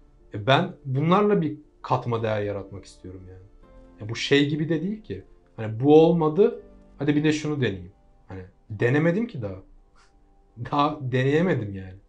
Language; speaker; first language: Turkish; native; Turkish